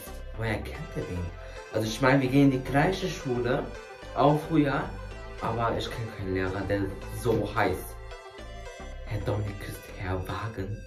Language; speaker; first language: German; early bilingual, other home language; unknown